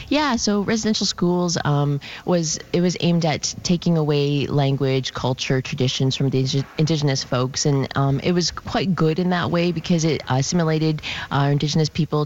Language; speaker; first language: English; native; English